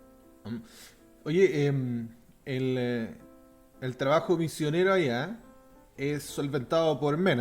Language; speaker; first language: Spanish; native; Spanish